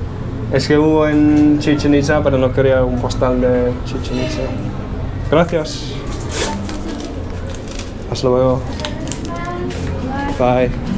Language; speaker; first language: Spanish; non-native, fluent; English